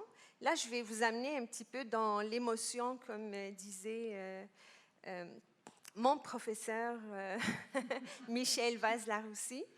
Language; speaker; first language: French; non-native, local second language; Arabic